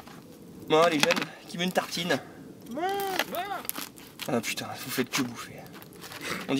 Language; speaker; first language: French; native; French